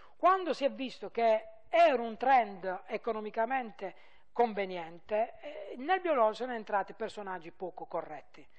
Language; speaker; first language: Italian; native; Italian